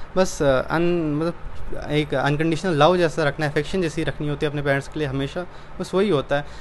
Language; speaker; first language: Hindi; native; Hindi